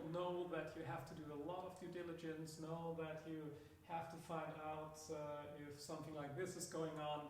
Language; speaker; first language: English; non-native, fluent; German